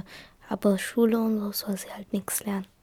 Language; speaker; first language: German; early bilingual, other home language; Kurdish